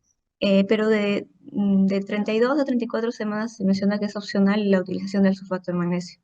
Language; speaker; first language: Spanish; native; Spanish